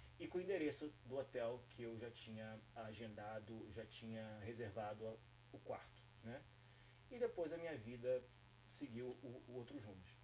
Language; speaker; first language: Portuguese; native; Portuguese